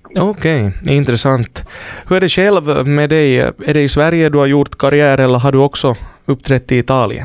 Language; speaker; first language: Swedish; native; Swedish